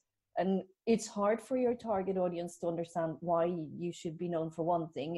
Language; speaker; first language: English; native; English